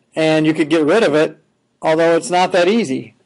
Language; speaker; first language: English; native; English